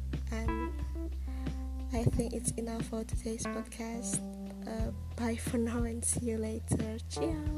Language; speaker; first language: English; non-native, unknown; Indonesian